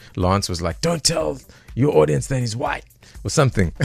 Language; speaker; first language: English; native; English